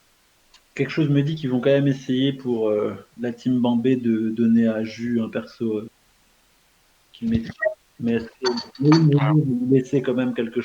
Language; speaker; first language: French; native; French